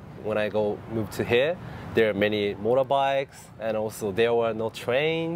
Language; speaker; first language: English; non-native, fluent; Japanese